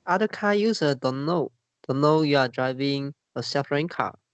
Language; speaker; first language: English; non-native, learner; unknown